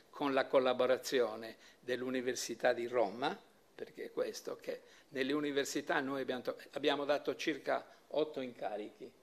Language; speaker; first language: Italian; native; Italian